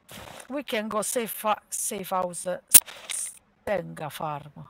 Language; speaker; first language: English; non-native, learner; Hungarian